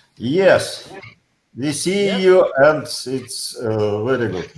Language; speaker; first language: English; non-native, learner; Russian